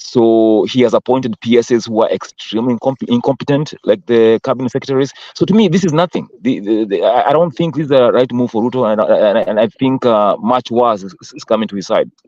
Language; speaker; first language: English; non-native, local second language; Swahili